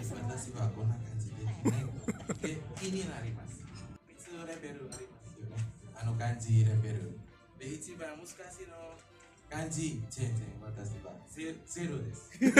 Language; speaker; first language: Japanese; non-native, learner; Indonesian